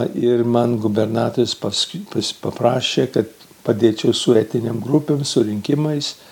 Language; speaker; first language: Lithuanian; early bilingual, heritage; Lithuanian